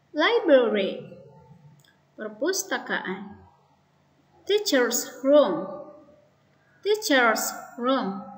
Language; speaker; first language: English; non-native, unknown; Indonesian